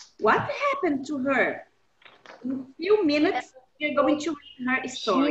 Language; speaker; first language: English; non-native, fluent; Portuguese